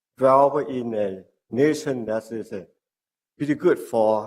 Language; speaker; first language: English; non-native, learner; Vietnamese